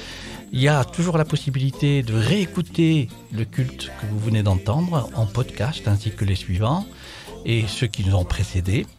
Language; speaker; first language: French; native; French